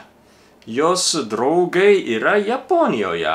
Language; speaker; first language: Lithuanian; non-native, fluent; Japanese